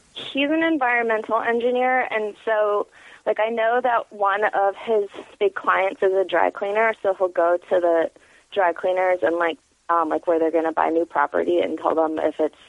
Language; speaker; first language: English; native; English